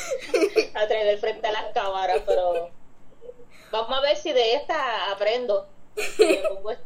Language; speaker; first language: Spanish; native; Spanish